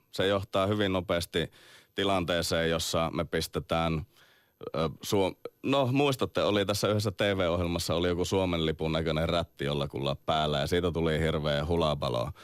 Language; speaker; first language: Finnish; native; Finnish